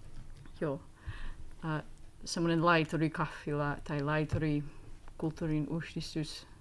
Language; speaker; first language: Finnish; non-native, learner; English